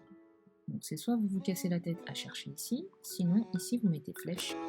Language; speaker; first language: French; native; French